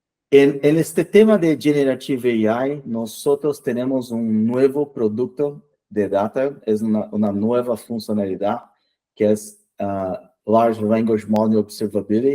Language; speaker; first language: Spanish; non-native, fluent; Portuguese